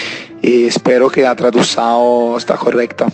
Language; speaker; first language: Portuguese; non-native, learner; Italian